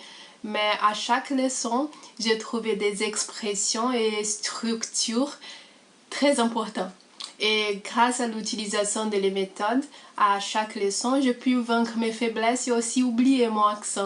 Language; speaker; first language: French; non-native, learner; Portuguese